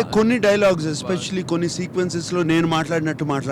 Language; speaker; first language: Telugu; native; Telugu